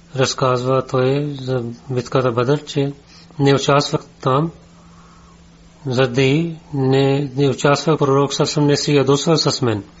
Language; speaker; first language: Bulgarian; non-native, learner; Urdu